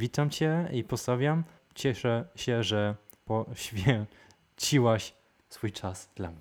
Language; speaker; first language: Polish; non-native, fluent; German